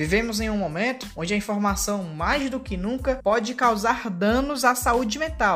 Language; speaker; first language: Portuguese; native; Portuguese